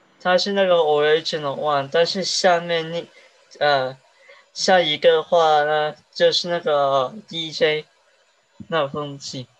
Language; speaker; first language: Chinese; early bilingual, heritage; Chinese